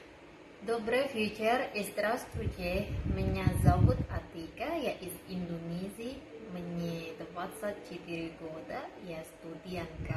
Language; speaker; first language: Russian; non-native, learner; Indonesian